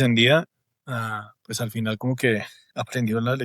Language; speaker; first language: Spanish; native; Spanish